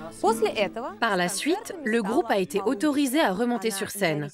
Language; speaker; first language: French; native; French